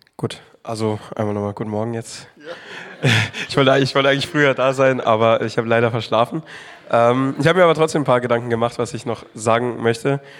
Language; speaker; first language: German; native; German